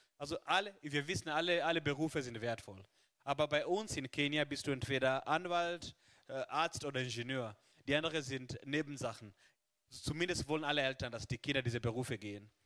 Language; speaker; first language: German; non-native, fluent; Swahili